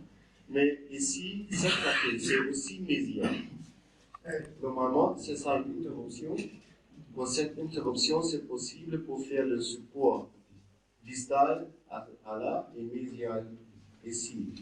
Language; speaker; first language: French; non-native, learner; German